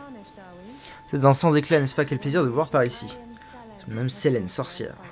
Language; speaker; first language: French; native; French